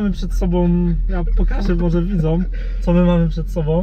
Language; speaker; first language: Polish; native; Polish